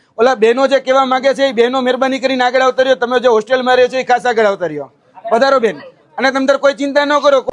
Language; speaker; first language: Gujarati; native; Gujarati